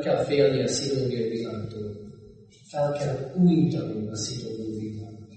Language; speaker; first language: Hungarian; non-native, fluent; English